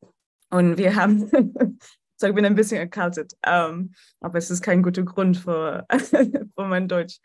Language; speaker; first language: German; non-native, learner; English